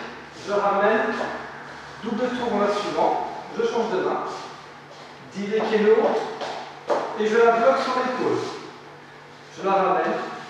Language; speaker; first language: French; native; French